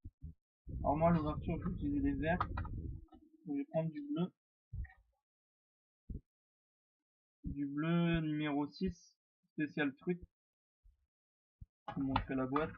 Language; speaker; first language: French; native; French